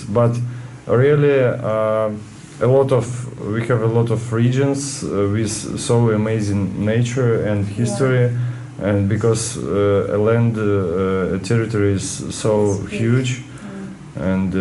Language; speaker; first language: English; non-native, learner; Russian